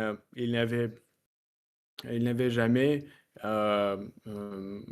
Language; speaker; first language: French; non-native, learner; Russian